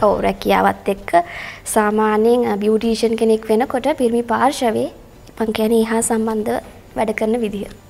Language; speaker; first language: Sinhala; native; Sinhala